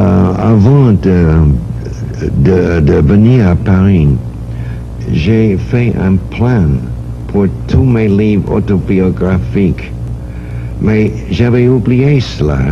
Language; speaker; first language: French; non-native, fluent; English